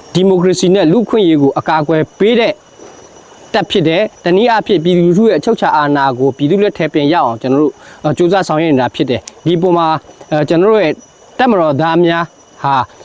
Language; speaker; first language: Burmese; non-native, local second language; S'gaw Karen